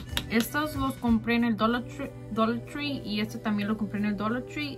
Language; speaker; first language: Spanish; early bilingual, heritage; Spanish